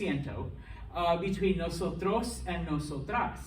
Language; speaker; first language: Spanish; non-native, fluent; English